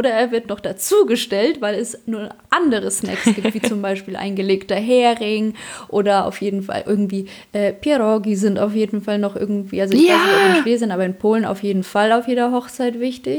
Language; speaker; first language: German; early bilingual, other home language; Polish